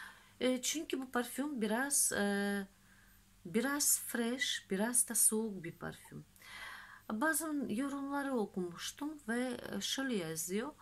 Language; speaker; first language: Turkish; non-native, fluent; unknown